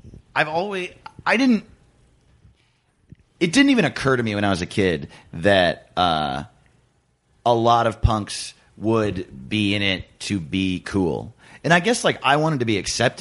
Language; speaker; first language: English; native; English